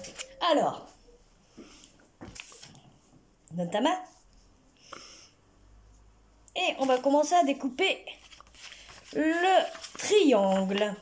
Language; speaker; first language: French; native; French